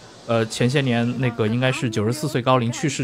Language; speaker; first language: Chinese; native; Chinese